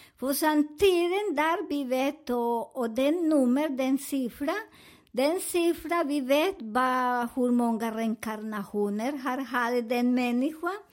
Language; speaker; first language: Swedish; non-native, learner; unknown